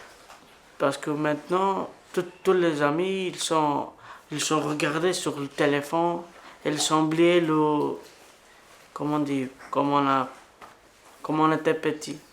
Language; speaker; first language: French; non-native, learner; Bulgarian